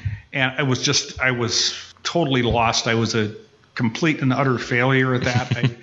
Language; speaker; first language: English; native; English